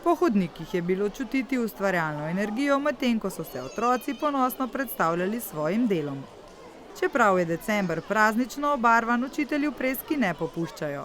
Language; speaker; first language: Slovenian; native; Slovenian